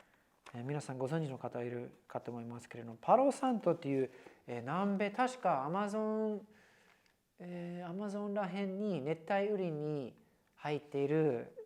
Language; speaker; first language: Japanese; non-native, fluent; English